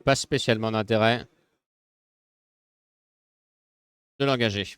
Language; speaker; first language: French; native; French